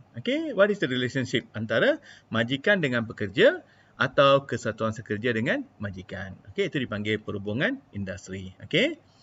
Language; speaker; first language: Malay; non-native, local second language; Tamil